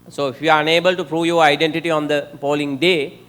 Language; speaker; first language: English; non-native, local second language; Sinhala